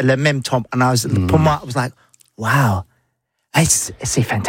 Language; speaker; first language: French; non-native, learner; English